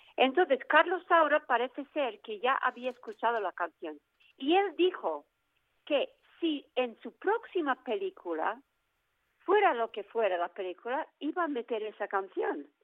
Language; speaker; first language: Spanish; early bilingual, other home language; English